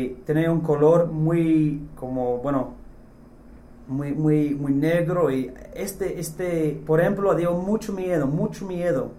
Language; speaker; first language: Spanish; non-native, fluent; English